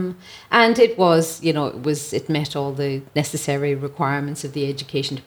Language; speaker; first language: English; native; English